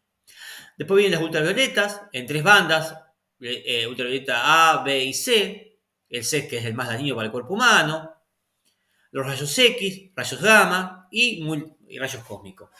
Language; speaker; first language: Spanish; native; Spanish